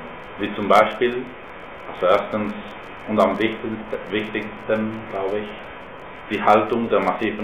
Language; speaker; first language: German; non-native, fluent; Spanish